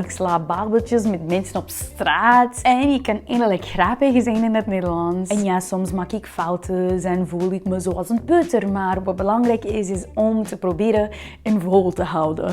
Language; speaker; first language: Dutch; non-native, learner; English